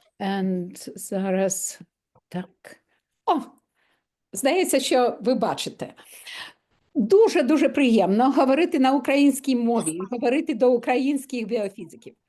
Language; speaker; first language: Ukrainian; non-native, local second language; Russian